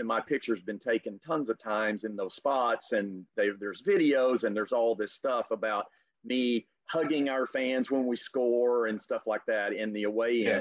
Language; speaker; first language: English; native; English